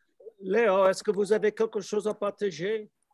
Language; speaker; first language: French; non-native, learner; English